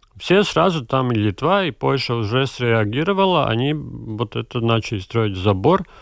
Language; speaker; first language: Russian; non-native, local second language; Latvian